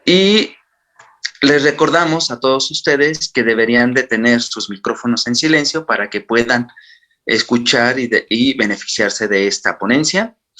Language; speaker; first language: Spanish; native; Spanish